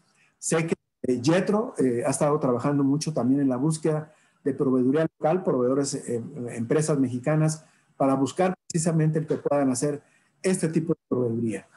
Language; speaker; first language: Spanish; native; Spanish